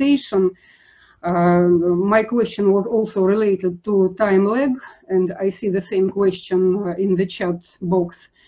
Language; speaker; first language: English; non-native, fluent; Russian